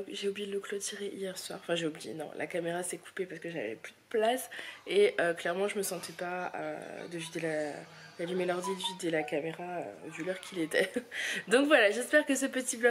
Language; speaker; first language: French; native; French